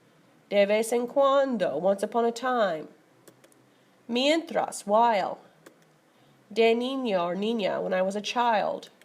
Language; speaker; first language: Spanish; non-native, fluent; English